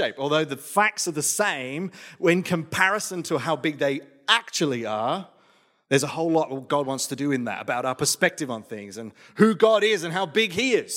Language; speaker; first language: English; native; English